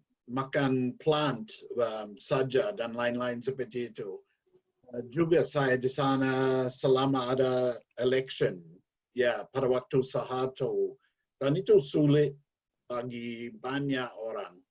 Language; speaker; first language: Indonesian; non-native, learner; English